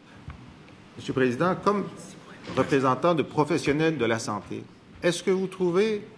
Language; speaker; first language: French; native; French